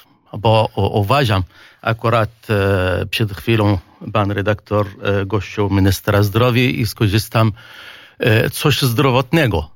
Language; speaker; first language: Polish; non-native, fluent; Arabic